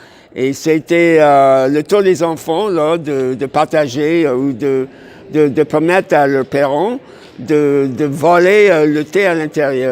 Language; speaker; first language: French; non-native, fluent; English